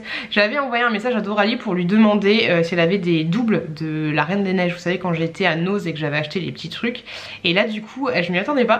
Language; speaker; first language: French; native; French